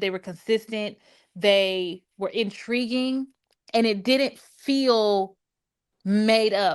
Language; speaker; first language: English; native; English